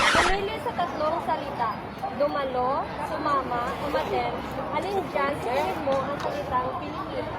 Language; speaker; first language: Filipino; non-native, local second language; Hiligaynon